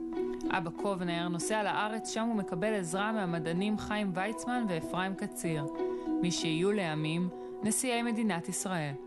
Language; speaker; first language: Hebrew; native; Hebrew